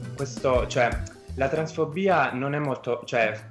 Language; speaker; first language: Italian; native; Italian